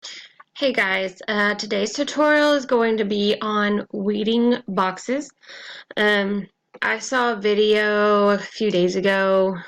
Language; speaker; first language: English; native; English